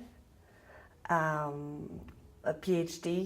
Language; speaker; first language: Welsh; non-native, learner; Serbian